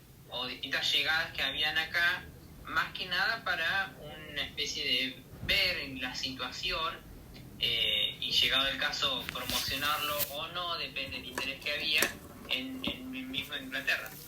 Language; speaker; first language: Spanish; native; Spanish